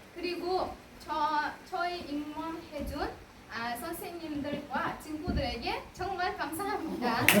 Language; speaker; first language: Korean; non-native, learner; Uzbek